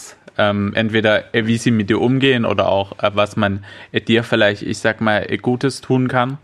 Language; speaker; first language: German; native; German